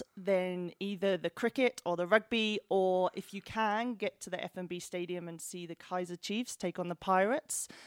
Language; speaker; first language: English; native; English